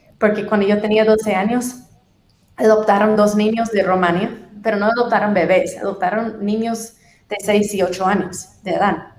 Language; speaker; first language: Spanish; non-native, fluent; English